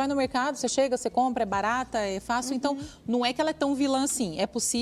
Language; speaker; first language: Portuguese; native; Portuguese